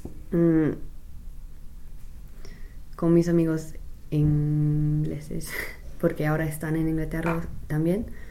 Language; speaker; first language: Spanish; non-native, learner; English